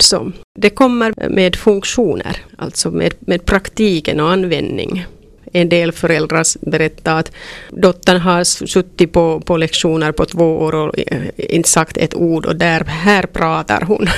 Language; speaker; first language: Swedish; non-native, local second language; Finnish